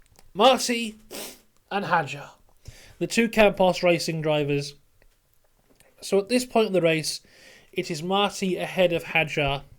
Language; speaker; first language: English; native; English